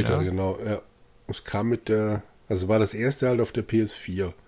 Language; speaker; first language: German; native; German